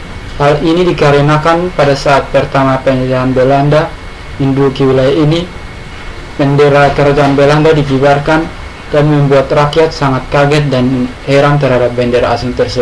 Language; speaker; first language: Indonesian; native; Indonesian